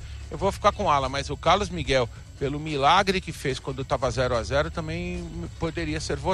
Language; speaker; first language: Portuguese; native; Portuguese